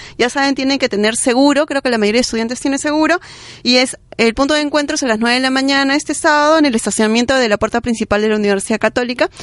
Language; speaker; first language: Spanish; native; Spanish